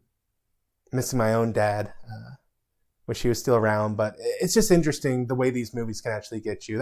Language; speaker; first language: English; native; English